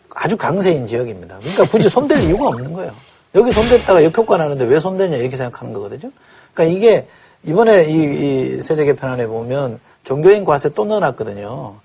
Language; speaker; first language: Korean; native; Korean